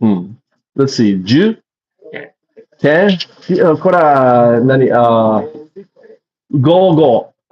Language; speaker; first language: Japanese; non-native, learner; English